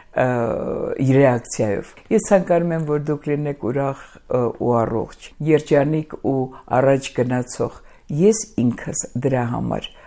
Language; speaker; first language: Armenian; native; Armenian